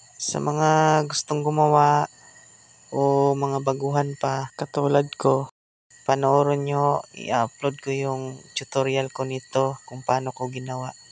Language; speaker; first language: Filipino; non-native, local second language; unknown